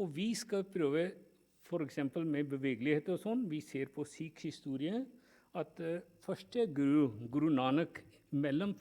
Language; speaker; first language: Norwegian; non-native, fluent; Punjabi